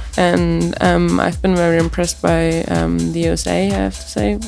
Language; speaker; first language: English; non-native, fluent; German